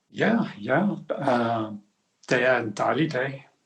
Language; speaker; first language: Danish; non-native, learner; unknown